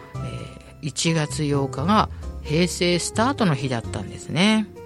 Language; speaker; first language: Japanese; native; Japanese